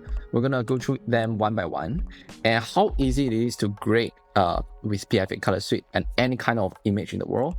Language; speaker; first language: English; non-native, fluent; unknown